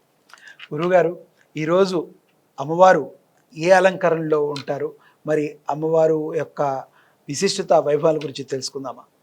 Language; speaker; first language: Telugu; native; Telugu